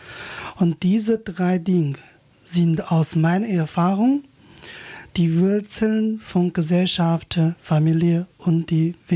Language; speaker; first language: German; non-native, learner; Chinese